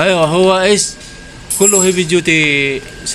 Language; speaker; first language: Arabic; non-native, learner; Filipino